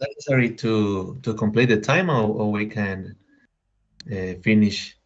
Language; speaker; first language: English; non-native, learner; Spanish